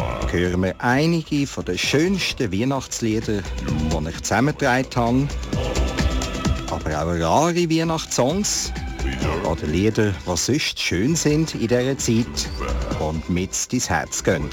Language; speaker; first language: German; native; German